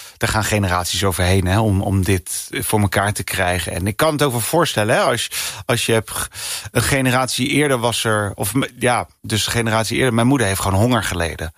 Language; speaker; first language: Dutch; early bilingual, other home language; English